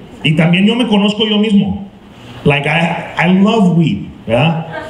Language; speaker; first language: Spanish; early bilingual, other home language; English